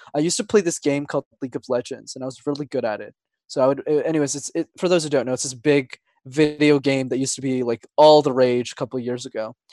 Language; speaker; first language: English; non-native, fluent; Tamil